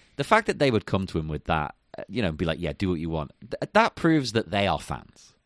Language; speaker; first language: English; native; English